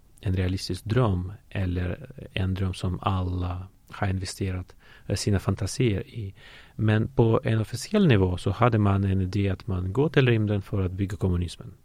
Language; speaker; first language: Swedish; non-native, fluent; Russian